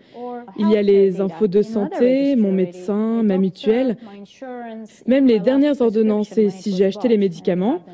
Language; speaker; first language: French; non-native, learner; Estonian